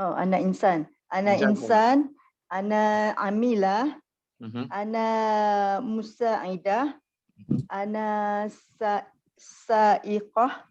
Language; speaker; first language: Arabic; non-native, learner; Malay